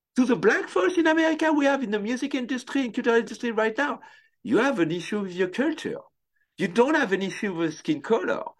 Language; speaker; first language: English; non-native, fluent; French